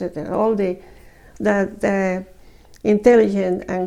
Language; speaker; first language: English; non-native, fluent; Spanish